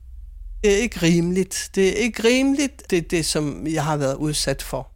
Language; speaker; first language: Swedish; non-native, fluent; Kalaallisut